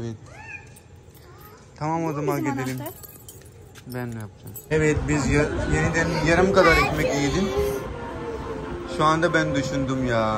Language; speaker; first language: Turkish; non-native, learner; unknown